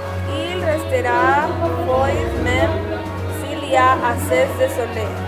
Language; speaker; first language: French; non-native, learner; Spanish